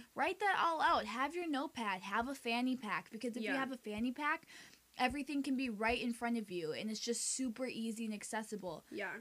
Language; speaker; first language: English; early bilingual, other home language; Spanish